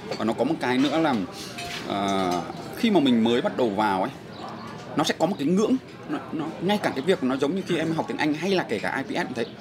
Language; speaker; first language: Vietnamese; native; Vietnamese